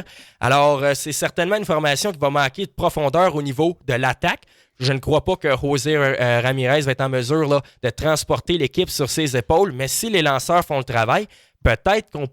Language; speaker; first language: French; native; French